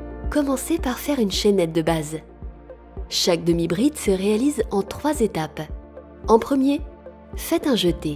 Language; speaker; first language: French; native; French